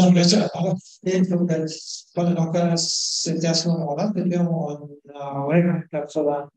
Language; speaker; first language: French; non-native, fluent; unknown